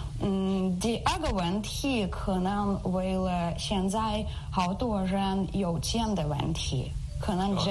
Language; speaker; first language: Chinese; non-native, learner; Ukrainian